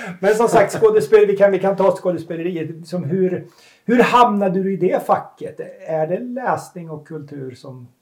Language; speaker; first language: Swedish; native; Swedish